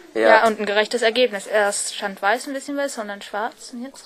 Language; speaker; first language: German; native; German